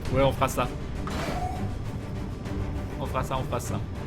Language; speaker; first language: French; native; French